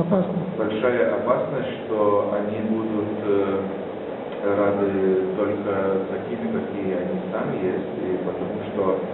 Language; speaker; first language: Russian; non-native, fluent; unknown